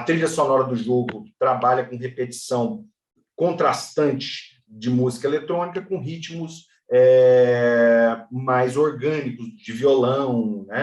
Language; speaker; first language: Portuguese; native; Portuguese